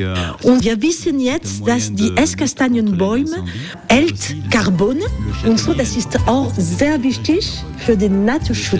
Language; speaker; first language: German; non-native, learner; French